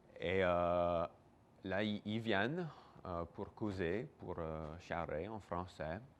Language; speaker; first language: French; non-native, local second language; English